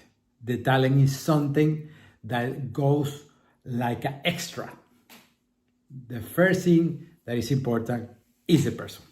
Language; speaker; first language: English; non-native, fluent; Spanish